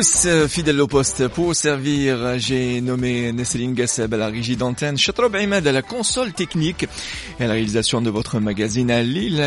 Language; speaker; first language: French; non-native, local second language; Arabic